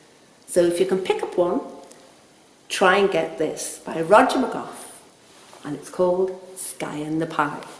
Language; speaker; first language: English; native; English